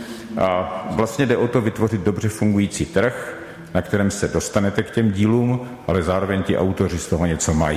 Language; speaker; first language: Czech; native; Czech